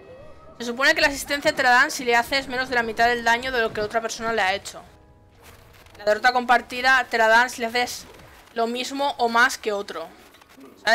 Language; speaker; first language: Spanish; native; Spanish